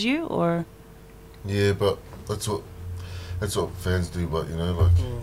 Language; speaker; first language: English; native; English